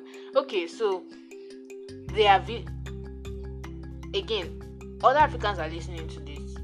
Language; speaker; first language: English; non-native, local second language; Yoruba